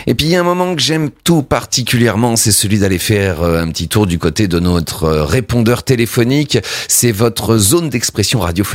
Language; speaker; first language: French; native; French